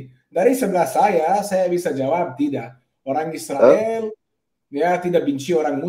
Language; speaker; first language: Indonesian; non-native, fluent; Hebrew